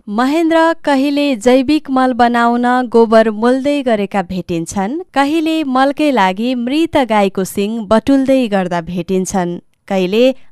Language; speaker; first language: Nepali; native; Nepali